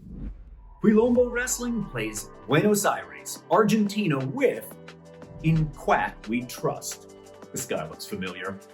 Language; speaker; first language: English; native; English